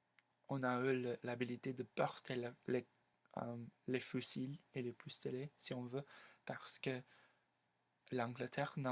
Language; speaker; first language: French; non-native, learner; English